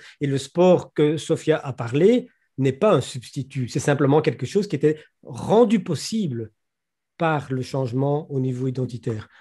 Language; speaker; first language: French; native; French